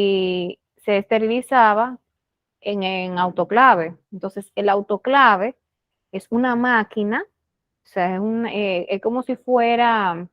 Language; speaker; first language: Spanish; native; Spanish